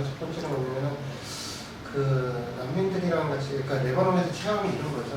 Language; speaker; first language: Korean; native; Korean